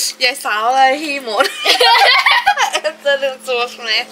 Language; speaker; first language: Danish; non-native, learner; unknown